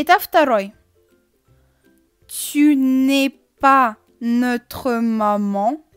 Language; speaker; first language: French; non-native, fluent; Russian